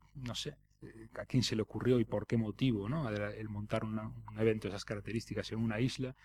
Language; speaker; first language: Spanish; native; Spanish